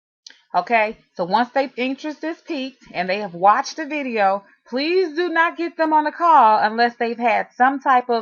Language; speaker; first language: English; native; English